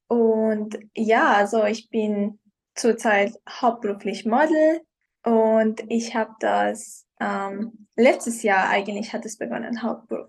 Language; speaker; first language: German; non-native, fluent; Persian